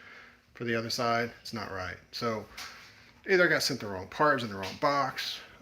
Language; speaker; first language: English; native; English